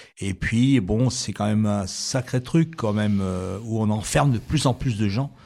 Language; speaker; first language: French; native; French